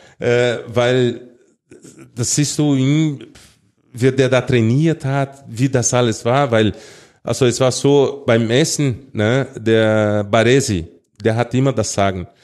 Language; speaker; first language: German; non-native, fluent; Portuguese